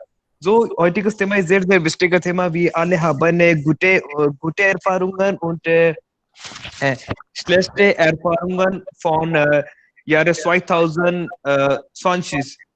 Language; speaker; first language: German; non-native, learner; Hindi